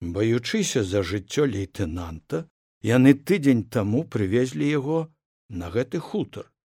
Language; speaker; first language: Belarusian; native; Belarusian